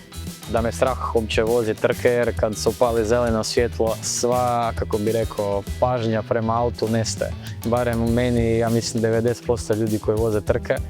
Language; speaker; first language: Croatian; native; Croatian